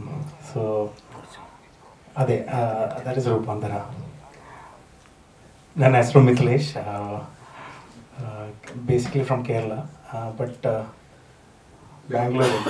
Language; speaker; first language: Kannada; non-native, local second language; Malayalam